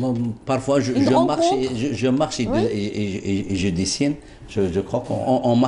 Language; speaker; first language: French; non-native, local second language; Arabic